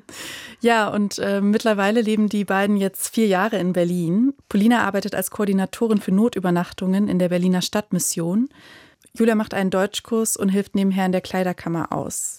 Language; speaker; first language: German; native; German